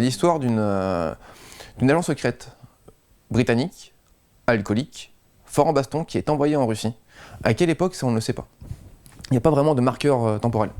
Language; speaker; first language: French; native; French